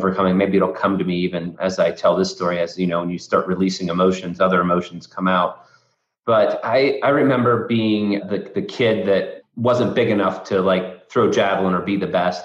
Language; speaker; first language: English; native; English